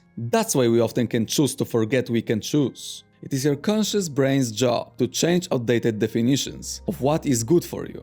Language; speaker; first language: English; non-native, fluent; Polish